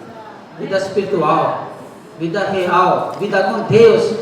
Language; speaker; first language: Portuguese; non-native, learner; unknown